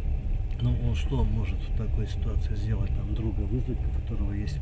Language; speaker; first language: Russian; native; Russian